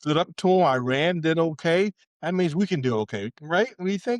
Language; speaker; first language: English; native; English